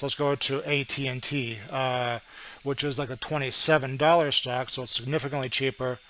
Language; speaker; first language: English; native; English